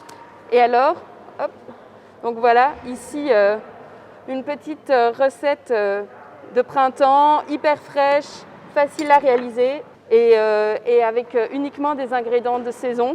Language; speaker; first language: French; native; French